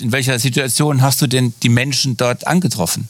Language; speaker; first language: German; native; German